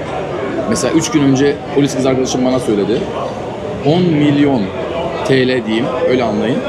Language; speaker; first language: Turkish; native; Turkish